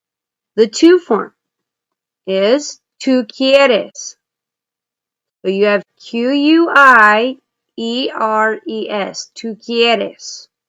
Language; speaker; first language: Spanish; non-native, fluent; English